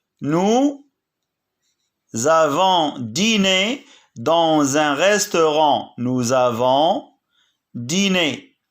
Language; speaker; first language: French; non-native, local second language; Arabic